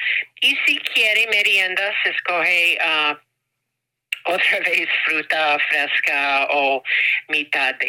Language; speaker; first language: Spanish; non-native, learner; English